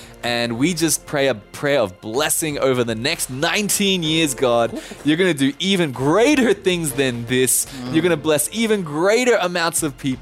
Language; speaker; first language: English; early bilingual, other home language; Japanese